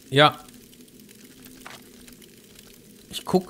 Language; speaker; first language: German; native; German